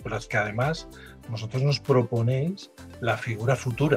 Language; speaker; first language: Spanish; native; Spanish